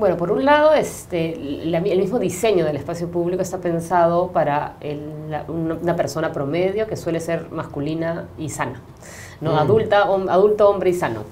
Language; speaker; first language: Spanish; native; Spanish